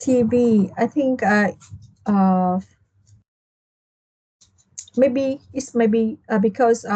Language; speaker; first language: English; non-native, learner; Vietnamese